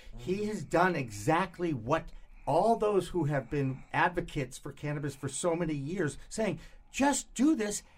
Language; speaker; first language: English; native; English